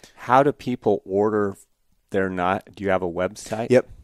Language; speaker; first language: English; native; English